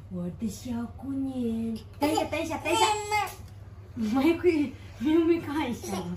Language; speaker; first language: Chinese; non-native, learner; Nepali